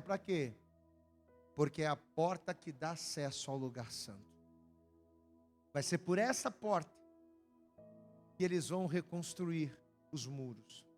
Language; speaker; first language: Portuguese; native; Portuguese